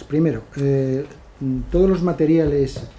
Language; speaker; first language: Spanish; native; Spanish